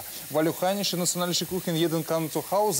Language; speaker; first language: German; non-native, learner; Russian